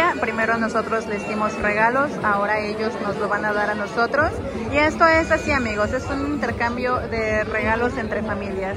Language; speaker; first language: Spanish; native; Spanish